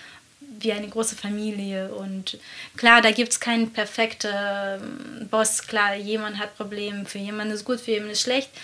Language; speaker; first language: German; non-native, fluent; Latvian